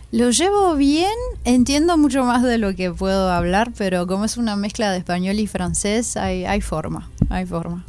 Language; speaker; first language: Spanish; early bilingual, heritage; Spanish